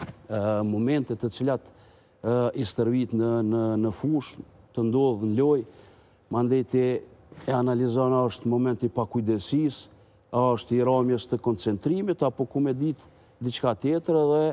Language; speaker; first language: Albanian; native; Albanian